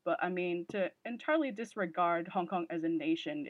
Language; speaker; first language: English; non-native, local second language; Cantonese